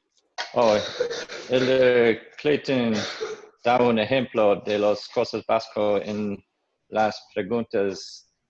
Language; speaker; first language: Spanish; non-native, learner; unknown